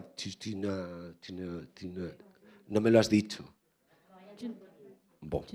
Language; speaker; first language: French; non-native, learner; Spanish